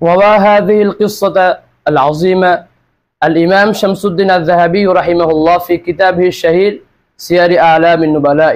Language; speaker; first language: Arabic; non-native, learner; Bangla